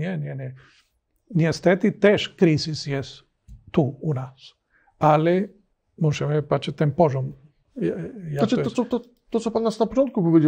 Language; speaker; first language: Polish; non-native, learner; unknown